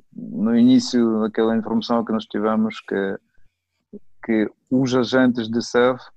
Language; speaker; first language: Portuguese; non-native, fluent; Ukrainian